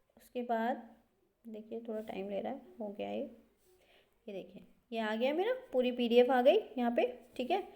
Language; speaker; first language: Hindi; native; Hindi